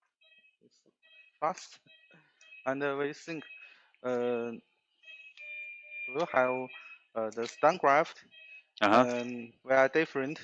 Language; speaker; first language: English; non-native, learner; Chinese